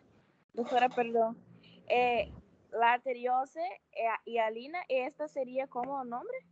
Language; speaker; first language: Spanish; non-native, learner; Portuguese